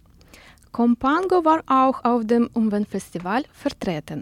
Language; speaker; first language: German; non-native, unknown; Ukrainian